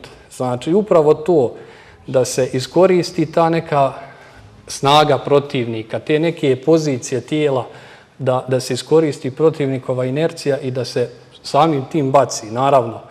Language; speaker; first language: Serbian; native; Serbian